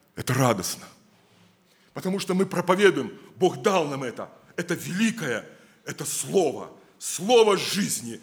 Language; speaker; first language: Russian; native; Russian